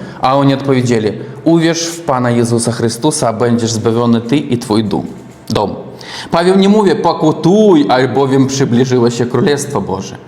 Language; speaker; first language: Polish; non-native, learner; Russian